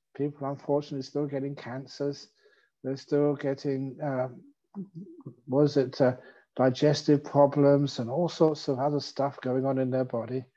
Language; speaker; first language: English; native; English